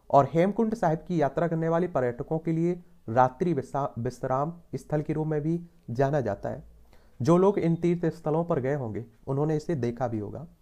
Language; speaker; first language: Hindi; native; Hindi